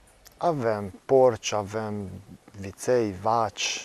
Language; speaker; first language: Romanian; non-native, local second language; Hungarian